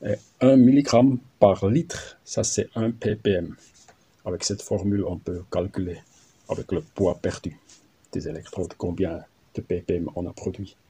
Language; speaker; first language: French; non-native, learner; German